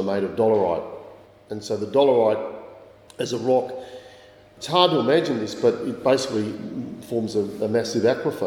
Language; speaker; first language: English; native; English